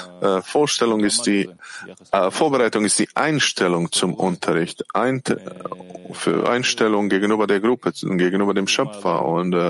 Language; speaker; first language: German; non-native, fluent; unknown